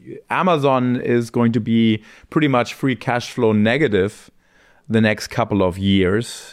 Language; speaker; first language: English; non-native, fluent; German